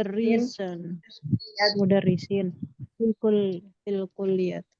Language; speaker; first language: Arabic; non-native, learner; Indonesian